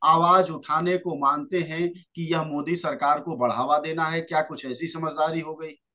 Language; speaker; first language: Hindi; native; Hindi